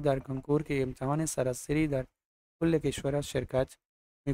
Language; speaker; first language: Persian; non-native, fluent; Urdu